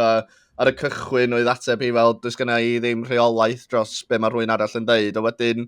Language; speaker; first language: Welsh; native; Welsh